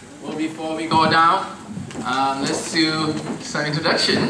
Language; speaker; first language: English; non-native, fluent; Thai